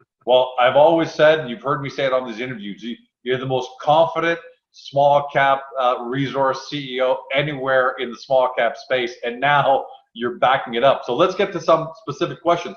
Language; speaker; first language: English; native; English